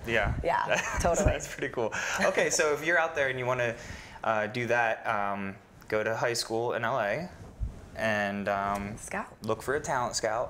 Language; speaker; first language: English; native; English